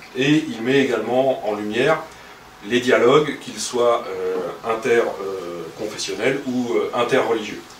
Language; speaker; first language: French; native; French